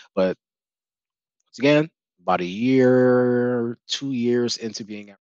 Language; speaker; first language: English; native; English